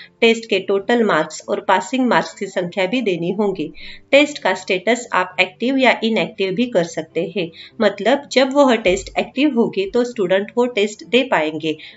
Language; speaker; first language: Hindi; non-native, local second language; Marathi